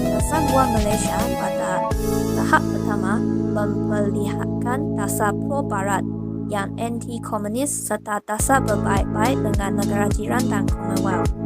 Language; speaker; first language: Malay; non-native, local second language; Chinese